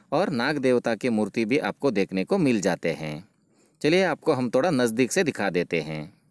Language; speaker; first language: Hindi; non-native, local second language; Kannada